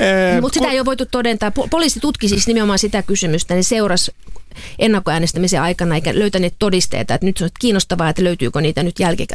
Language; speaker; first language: Finnish; native; Finnish